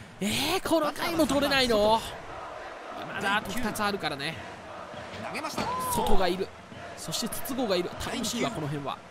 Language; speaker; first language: Japanese; native; Japanese